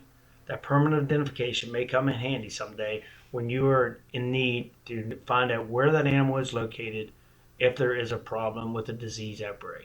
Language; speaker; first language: English; native; English